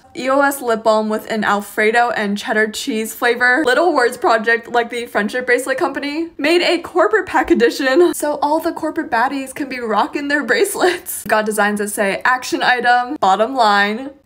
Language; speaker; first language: English; native; English